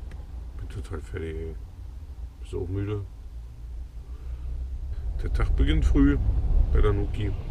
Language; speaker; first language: German; native; German